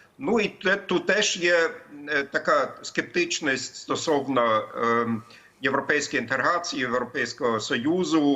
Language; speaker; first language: Ukrainian; non-native, fluent; German